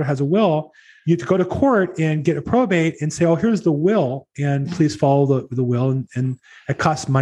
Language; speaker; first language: English; native; English